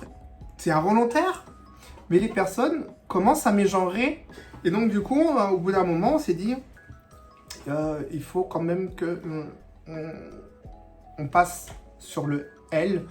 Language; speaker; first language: French; native; French